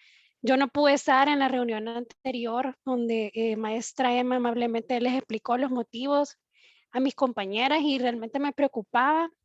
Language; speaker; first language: Spanish; native; Spanish